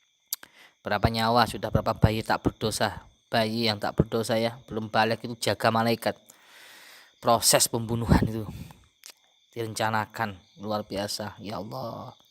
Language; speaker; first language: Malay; non-native, local second language; Javanese